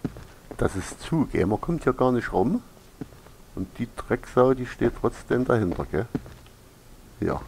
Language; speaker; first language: German; native; German